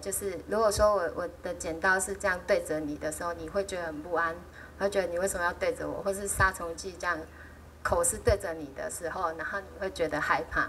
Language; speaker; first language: Chinese; native; Chinese